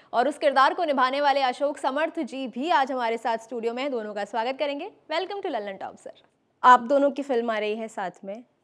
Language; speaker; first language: Hindi; native; Hindi